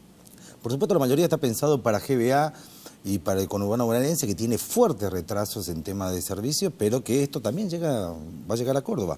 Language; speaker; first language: Spanish; native; Spanish